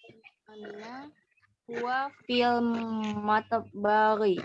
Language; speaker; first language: Arabic; non-native, learner; Indonesian